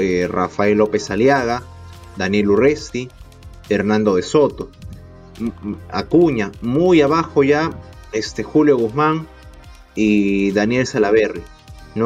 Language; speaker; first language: Spanish; native; Spanish